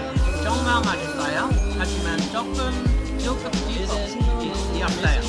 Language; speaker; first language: Korean; non-native, learner; English